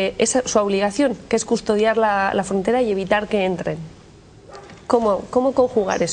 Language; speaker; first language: Spanish; native; Spanish